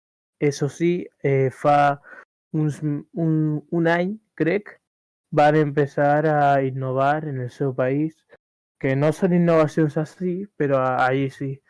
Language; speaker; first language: Catalan; early bilingual, other home language; Urdu